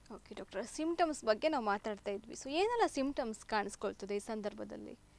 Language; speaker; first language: Kannada; native; Kannada